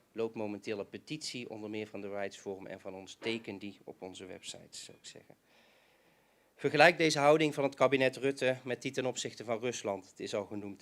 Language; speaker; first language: Dutch; native; Dutch